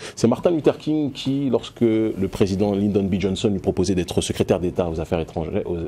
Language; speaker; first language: French; native; French